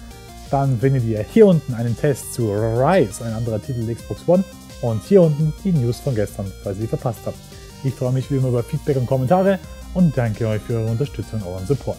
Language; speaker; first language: German; native; German